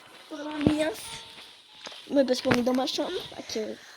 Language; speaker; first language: French; native; French